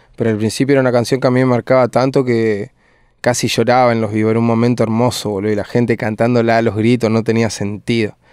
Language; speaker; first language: Spanish; native; Spanish